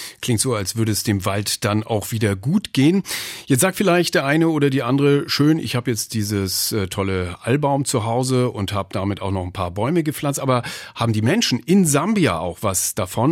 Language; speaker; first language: German; native; German